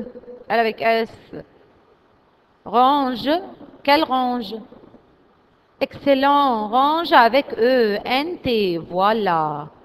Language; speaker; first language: French; non-native, fluent; Arabic